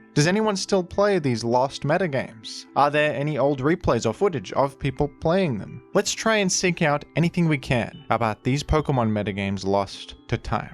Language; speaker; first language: English; native; English